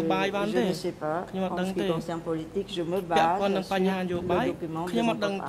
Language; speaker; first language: French; non-native, local second language; Khmer